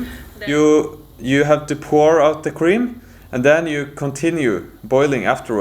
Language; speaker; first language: English; non-native, fluent; Norwegian